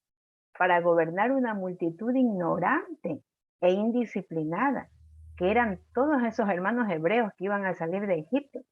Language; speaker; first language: Spanish; native; Spanish